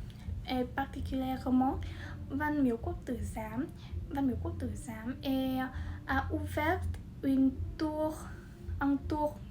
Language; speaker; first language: French; non-native, learner; Vietnamese